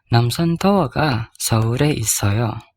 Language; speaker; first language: Korean; non-native, fluent; Indonesian